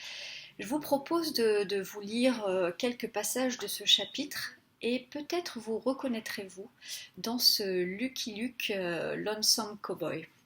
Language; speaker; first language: French; native; French